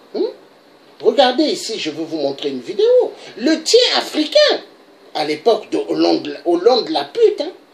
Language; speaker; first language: French; non-native, local second language; Lingala